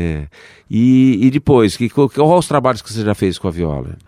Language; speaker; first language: Portuguese; native; Portuguese